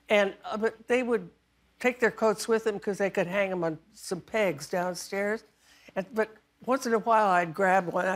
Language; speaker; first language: English; native; English